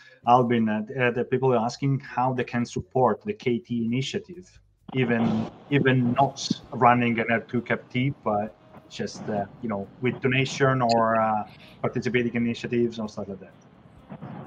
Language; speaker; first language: English; non-native, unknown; Italian